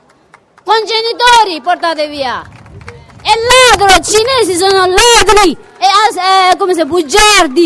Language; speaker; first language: Italian; non-native, fluent; Tibetan